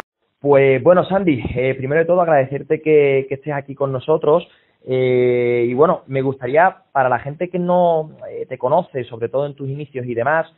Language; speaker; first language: Spanish; native; Spanish